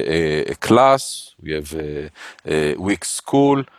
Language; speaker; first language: English; non-native, learner; Hebrew